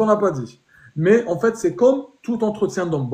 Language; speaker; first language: French; native; French